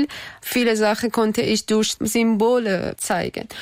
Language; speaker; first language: German; non-native, learner; Persian